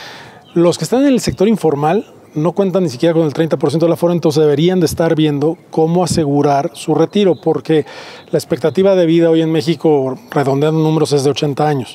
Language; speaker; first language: Spanish; native; Spanish